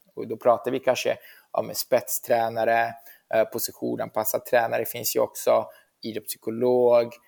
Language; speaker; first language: Swedish; early bilingual, heritage; Swedish